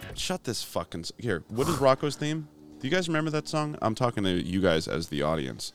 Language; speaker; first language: English; native; English